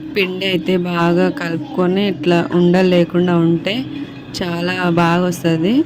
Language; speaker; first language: Telugu; non-native, local second language; Lambadi